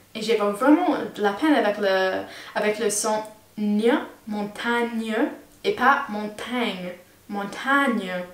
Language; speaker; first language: French; non-native, fluent; English